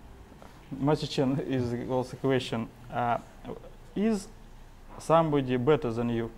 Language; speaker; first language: English; non-native, learner; Russian